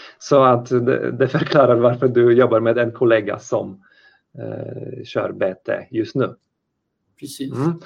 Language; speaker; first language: Swedish; non-native, fluent; Polish